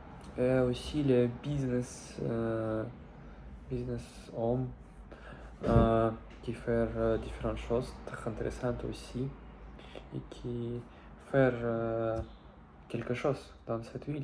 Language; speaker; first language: French; non-native, learner; Russian